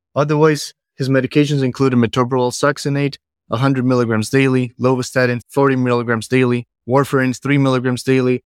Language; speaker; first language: English; non-native, fluent; Spanish